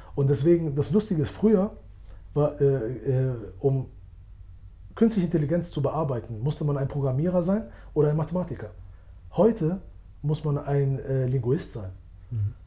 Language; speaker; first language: German; early bilingual, other home language; Albanian